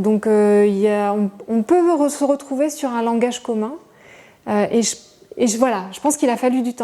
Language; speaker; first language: French; native; French